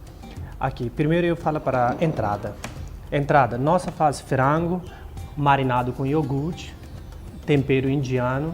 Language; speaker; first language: Portuguese; non-native, learner; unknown